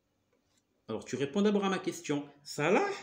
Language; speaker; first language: French; non-native, local second language; Arabic